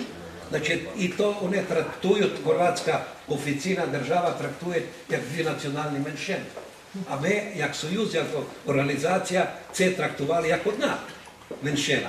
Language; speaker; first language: Ukrainian; early bilingual, heritage; Ukrainian